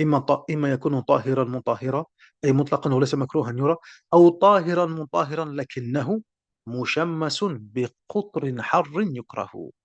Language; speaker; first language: Arabic; non-native, fluent; French